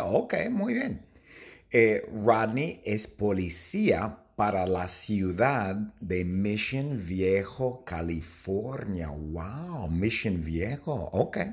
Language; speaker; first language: Spanish; non-native, fluent; English